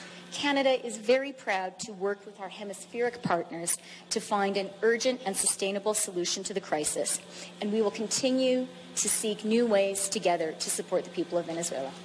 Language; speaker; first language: English; native; English